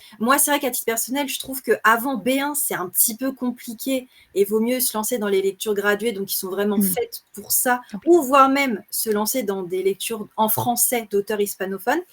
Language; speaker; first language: French; native; French